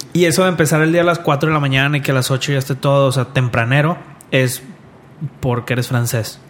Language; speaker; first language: Spanish; native; Spanish